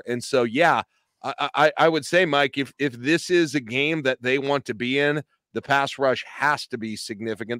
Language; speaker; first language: English; native; English